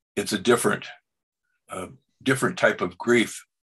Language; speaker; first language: English; native; English